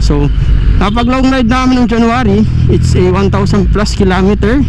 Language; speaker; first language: English; non-native, local second language; Filipino